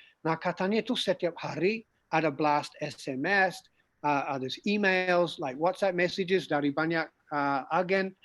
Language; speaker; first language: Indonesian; non-native, fluent; English